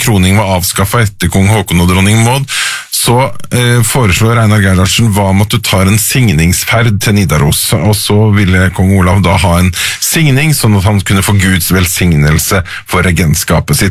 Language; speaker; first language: Norwegian; native; Norwegian